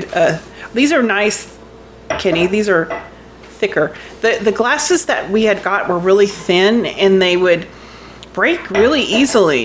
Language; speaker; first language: English; native; English